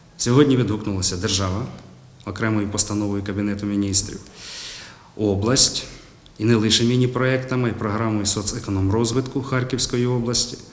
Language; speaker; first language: Ukrainian; native; Ukrainian